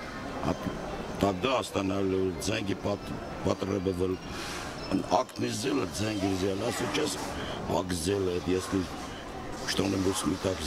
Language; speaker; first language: Russian; non-native, learner; Armenian